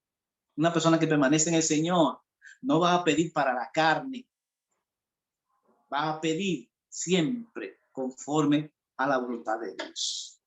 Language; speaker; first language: Spanish; native; Spanish